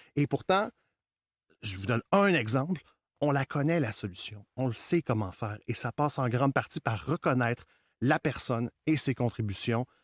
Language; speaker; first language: French; native; French